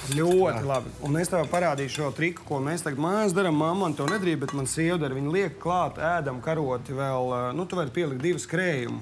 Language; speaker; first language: Latvian; native; Latvian